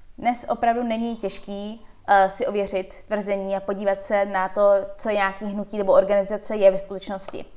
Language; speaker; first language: Czech; early bilingual, heritage; Czech